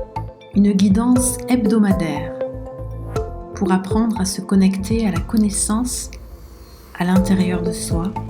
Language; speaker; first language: French; native; French